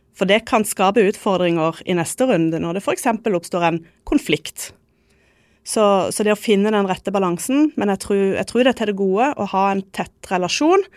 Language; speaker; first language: Norwegian; native; Norwegian